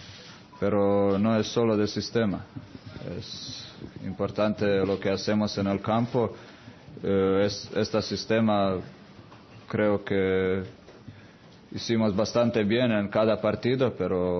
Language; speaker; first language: Spanish; non-native, fluent; Croatian